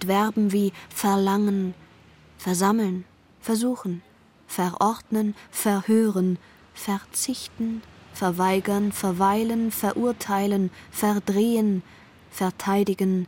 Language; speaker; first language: German; non-native, fluent; Persian